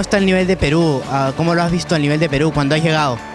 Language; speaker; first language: Spanish; native; Spanish